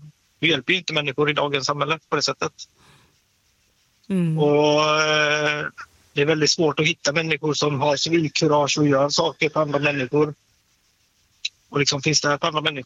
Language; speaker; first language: Swedish; native; Swedish